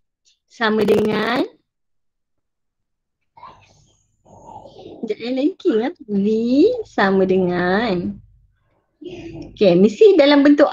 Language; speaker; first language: Malay; native; Malay